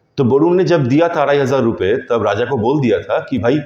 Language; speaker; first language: Hindi; non-native, local second language; Bangla